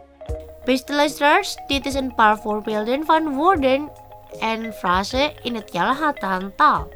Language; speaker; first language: Dutch; non-native, learner; Indonesian